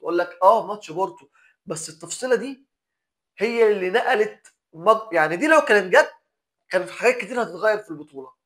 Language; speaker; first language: Arabic; native; Arabic